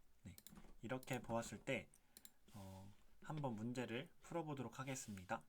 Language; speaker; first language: Korean; native; Korean